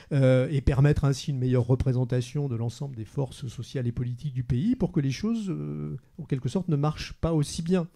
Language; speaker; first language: French; native; French